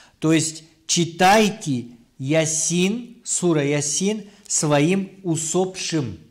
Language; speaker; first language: Russian; non-native, local second language; Kyrgyz